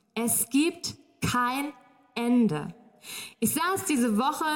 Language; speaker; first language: German; native; German